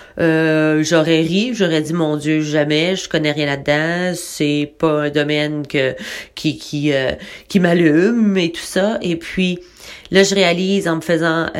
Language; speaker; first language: French; native; French